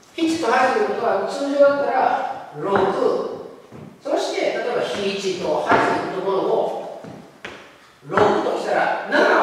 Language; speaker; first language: Japanese; native; Japanese